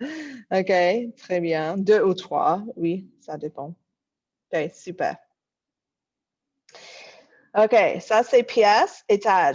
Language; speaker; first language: French; non-native, fluent; English